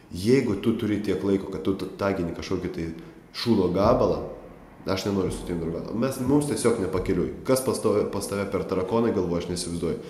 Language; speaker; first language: Lithuanian; non-native, local second language; Russian